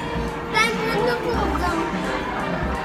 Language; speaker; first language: Turkish; early bilingual, heritage; Turkish